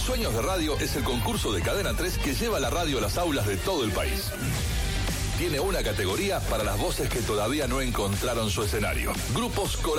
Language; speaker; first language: Spanish; native; Spanish